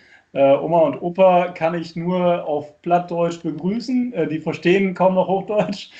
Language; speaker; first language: German; native; German